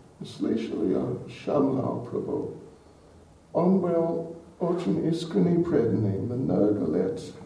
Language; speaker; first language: Russian; non-native, learner; English